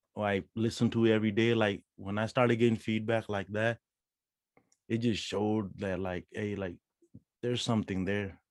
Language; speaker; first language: English; non-native, local second language; Punjabi